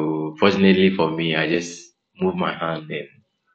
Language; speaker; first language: English; non-native, local second language; Ewe